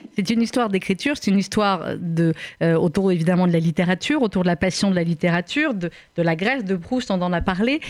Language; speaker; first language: French; native; French